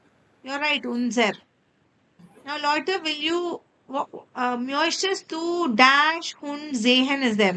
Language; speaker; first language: German; non-native, learner; Tamil